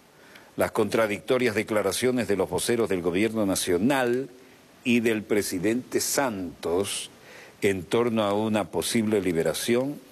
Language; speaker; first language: Spanish; native; Spanish